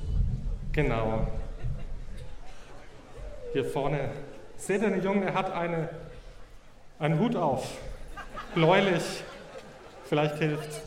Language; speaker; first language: German; native; German